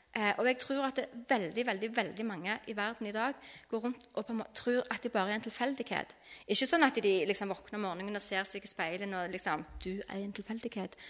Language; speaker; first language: Norwegian; native; Norwegian